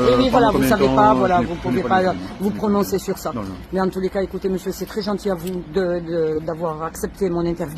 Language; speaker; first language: French; native; French